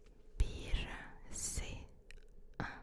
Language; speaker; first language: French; early bilingual, other home language; Turkish